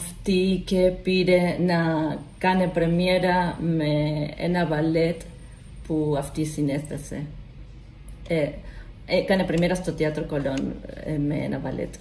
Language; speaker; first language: Greek; non-native, learner; Spanish